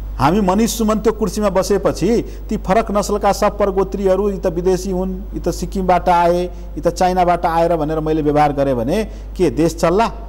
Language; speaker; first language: Nepali; non-native, local second language; Maithili